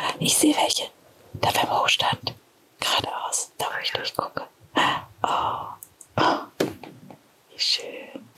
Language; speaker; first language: German; native; German